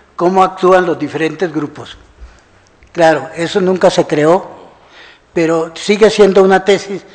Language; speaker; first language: Spanish; native; Spanish